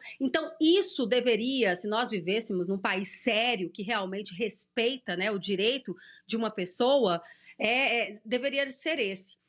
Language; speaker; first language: Portuguese; native; Portuguese